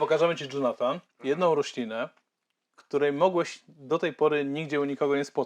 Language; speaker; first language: Polish; native; Polish